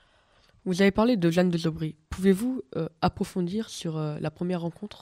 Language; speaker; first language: French; native; French